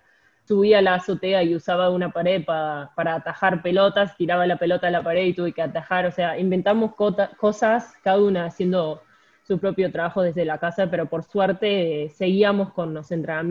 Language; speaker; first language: Spanish; native; Spanish